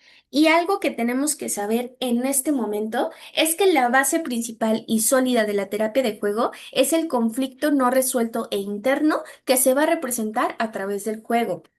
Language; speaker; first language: Spanish; native; Spanish